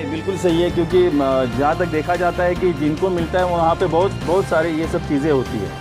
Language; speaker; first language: Hindi; non-native, local second language; Marathi